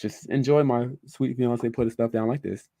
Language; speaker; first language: English; native; English